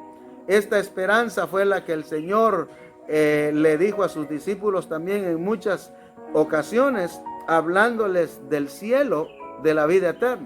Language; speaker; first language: Spanish; native; Spanish